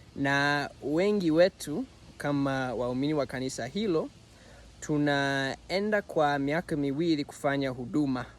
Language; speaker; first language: Swahili; non-native, fluent; English